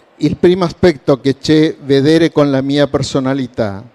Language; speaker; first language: Italian; non-native, learner; Spanish